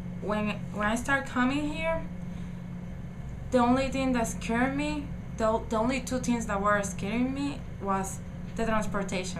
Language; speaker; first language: English; non-native, learner; Spanish